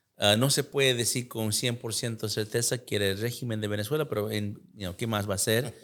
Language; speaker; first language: Spanish; early bilingual, heritage; Spanish